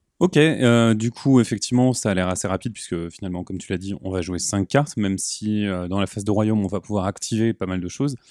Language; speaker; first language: French; native; French